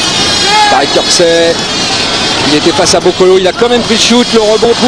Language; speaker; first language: French; native; French